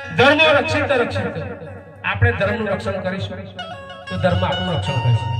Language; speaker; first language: Gujarati; native; Gujarati